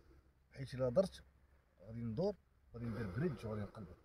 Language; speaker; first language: Arabic; native; Arabic